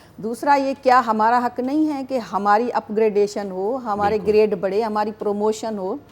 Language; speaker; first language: Urdu; non-native, local second language; Sindhi